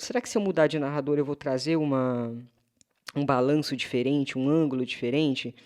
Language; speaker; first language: Portuguese; native; Portuguese